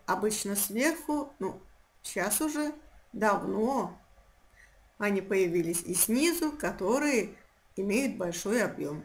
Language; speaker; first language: Russian; non-native, local second language; Azerbaijani